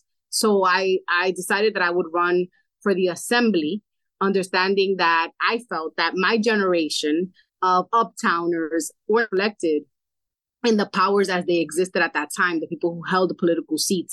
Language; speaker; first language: English; early bilingual, other home language; Spanish